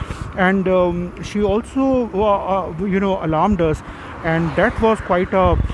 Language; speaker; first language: English; non-native, local second language; Hindi